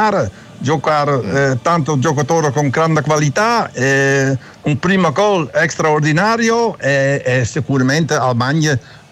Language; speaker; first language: Italian; non-native, learner; Dutch